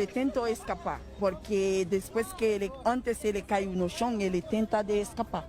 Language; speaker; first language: Portuguese; non-native, learner; Haitian Creole